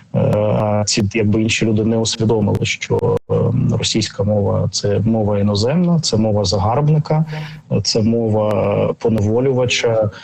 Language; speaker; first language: Ukrainian; non-native, local second language; Russian